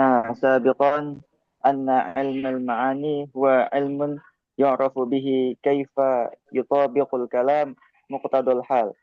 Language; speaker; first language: Arabic; non-native, learner; Indonesian